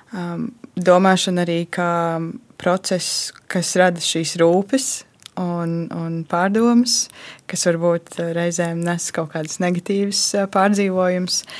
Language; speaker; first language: Latvian; native; Latvian